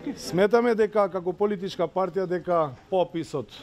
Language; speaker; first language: Macedonian; non-native, local second language; Albanian